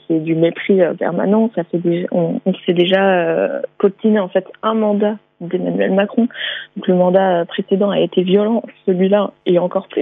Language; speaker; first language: French; native; French